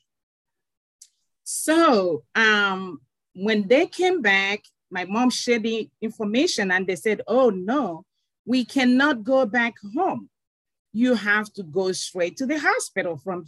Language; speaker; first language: English; non-native, local second language; Igbo